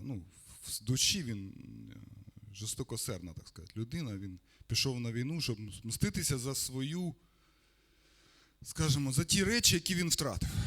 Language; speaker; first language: Ukrainian; non-native, local second language; Russian